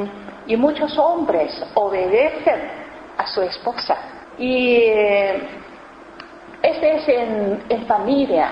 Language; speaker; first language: Spanish; non-native, learner; Chinese